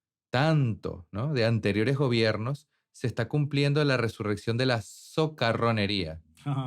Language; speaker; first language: Spanish; native; Spanish